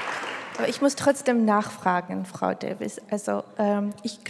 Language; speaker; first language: German; non-native, fluent; Georgian